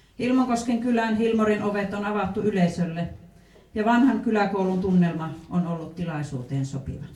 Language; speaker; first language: Finnish; native; Finnish